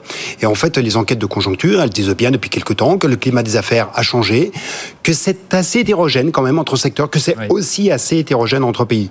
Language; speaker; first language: French; native; French